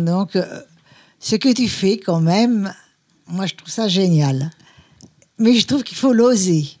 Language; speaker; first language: French; native; French